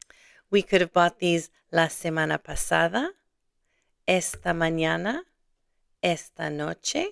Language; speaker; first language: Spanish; non-native, fluent; English